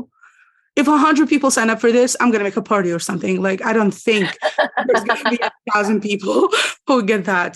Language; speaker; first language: English; non-native, fluent; Arabic